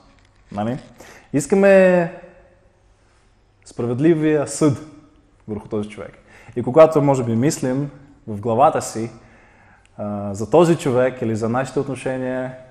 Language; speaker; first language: Bulgarian; non-native, fluent; Russian